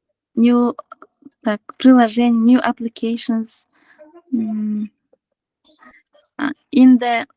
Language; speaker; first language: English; non-native, learner; Kazakh